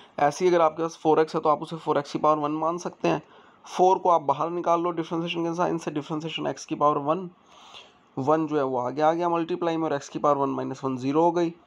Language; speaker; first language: Hindi; native; Hindi